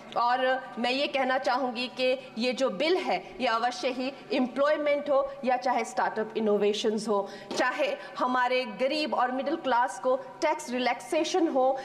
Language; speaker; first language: Hindi; native; Hindi